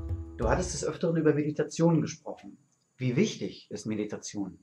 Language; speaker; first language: German; native; German